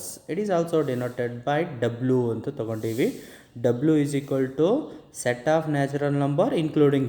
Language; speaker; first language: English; non-native, local second language; Kannada